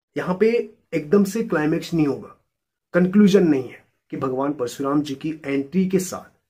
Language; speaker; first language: Hindi; native; Hindi